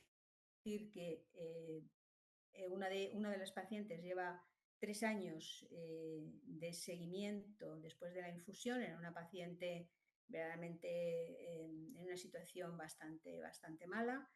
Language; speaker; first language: Spanish; native; Spanish